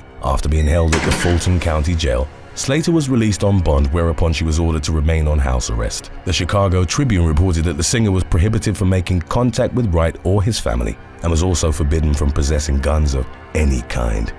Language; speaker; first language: English; native; English